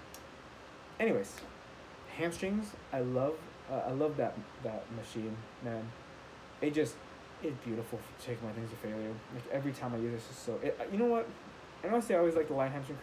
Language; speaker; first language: English; native; English